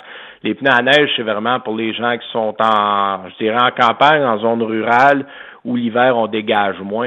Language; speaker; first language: French; native; French